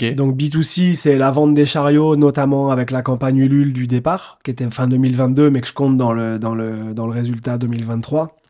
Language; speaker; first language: French; native; French